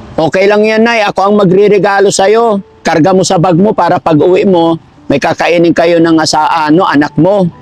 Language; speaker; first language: Filipino; native; Filipino